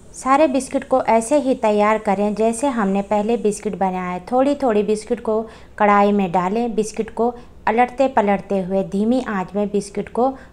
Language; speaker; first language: Hindi; native; Hindi